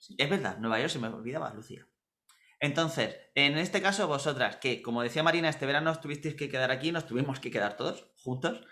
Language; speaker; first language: Spanish; native; Spanish